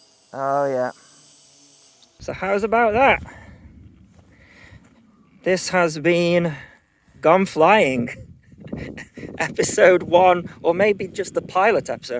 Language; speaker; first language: English; native; English